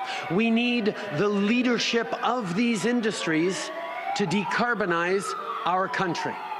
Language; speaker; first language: English; early bilingual, other home language; French